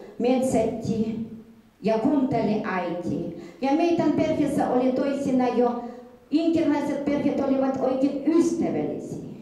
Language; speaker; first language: Finnish; early bilingual, heritage; Finnish